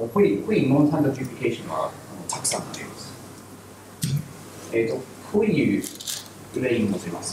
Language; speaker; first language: Japanese; non-native, learner; English